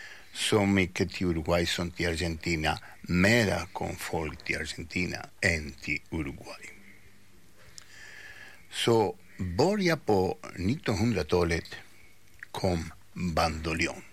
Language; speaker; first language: Swedish; non-native, fluent; Spanish